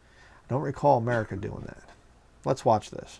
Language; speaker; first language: English; native; English